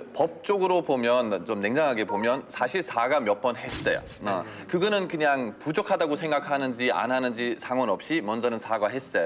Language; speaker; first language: Korean; non-native, fluent; German